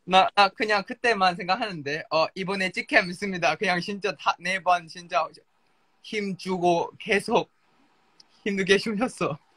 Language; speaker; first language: Korean; non-native, fluent; Thai